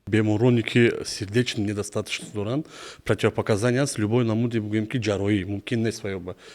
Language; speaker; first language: Russian; non-native, local second language; Tajik